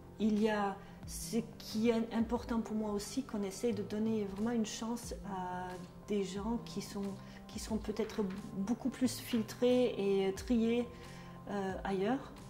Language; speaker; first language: French; non-native, fluent; German